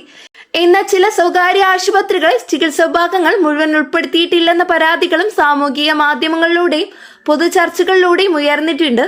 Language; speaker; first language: Malayalam; native; Malayalam